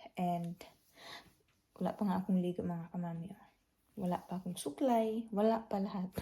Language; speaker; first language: Filipino; non-native, local second language; Cebuano